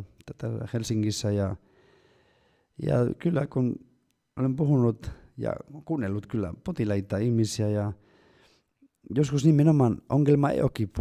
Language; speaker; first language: Finnish; non-native, fluent; Spanish